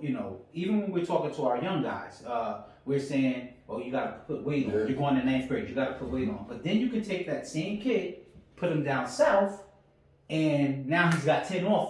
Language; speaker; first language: English; native; English